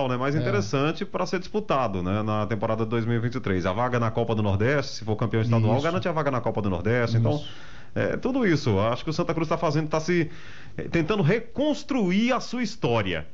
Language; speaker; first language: Portuguese; native; Portuguese